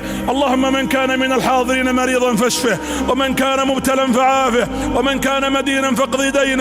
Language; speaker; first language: Arabic; native; Arabic